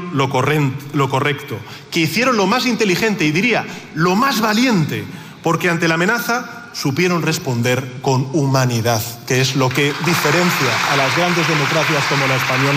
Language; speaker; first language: Spanish; native; Spanish